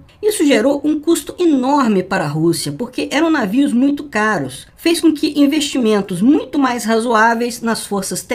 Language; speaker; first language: Portuguese; native; Portuguese